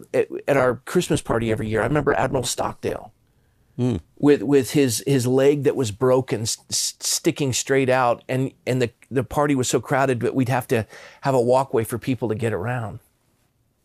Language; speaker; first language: English; native; English